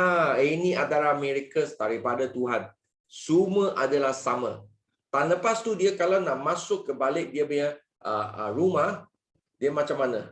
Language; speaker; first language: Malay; non-native, local second language; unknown